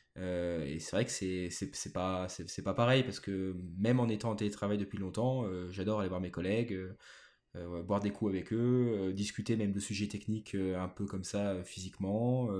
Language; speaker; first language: French; native; French